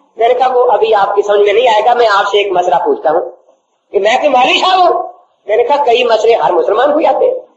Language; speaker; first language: Urdu; native; Urdu